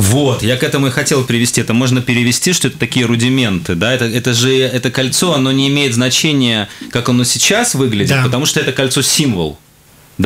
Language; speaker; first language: Russian; native; Russian